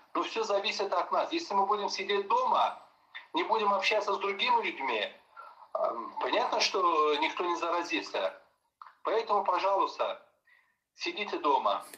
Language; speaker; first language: Russian; non-native, local second language; Azerbaijani